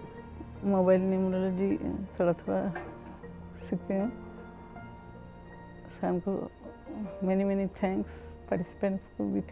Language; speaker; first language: Hindi; non-native, local second language; Odia